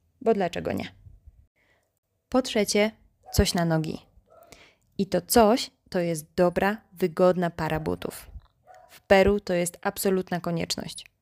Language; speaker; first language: Polish; native; Polish